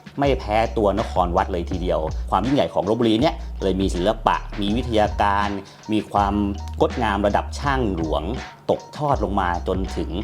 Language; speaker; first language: Thai; native; Thai